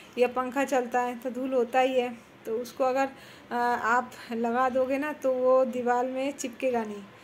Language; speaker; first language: Hindi; non-native, local second language; Bangla